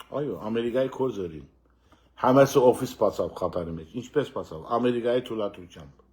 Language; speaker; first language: Armenian; early bilingual, heritage; Armenian